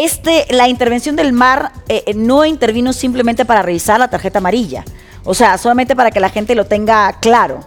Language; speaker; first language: Spanish; native; Spanish